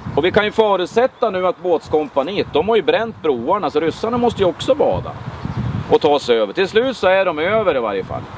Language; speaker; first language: Swedish; native; Swedish